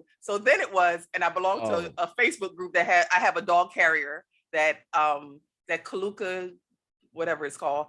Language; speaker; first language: English; native; English